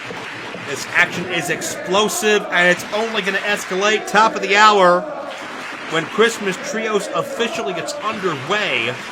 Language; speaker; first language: English; native; English